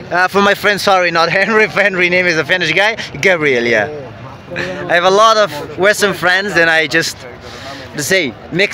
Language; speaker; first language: English; non-native, fluent; Persian